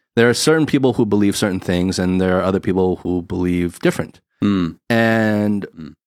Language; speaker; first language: English; native; English